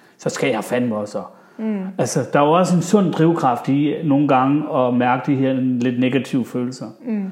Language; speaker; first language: Danish; early bilingual, other home language; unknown